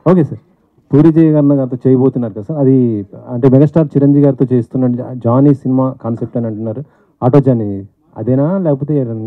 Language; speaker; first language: Telugu; native; Telugu